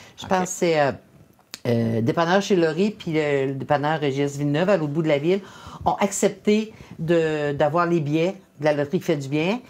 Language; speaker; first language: French; native; French